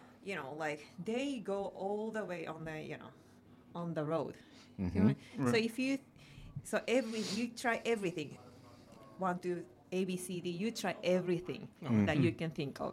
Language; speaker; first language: English; non-native, fluent; Japanese